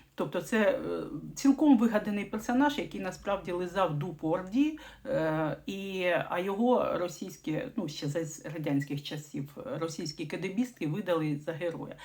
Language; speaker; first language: Ukrainian; non-native, local second language; Russian